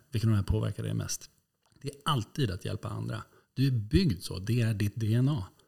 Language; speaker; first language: Swedish; native; Swedish